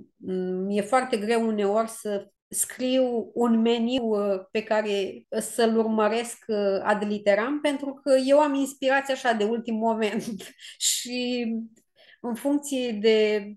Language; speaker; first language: Romanian; native; Romanian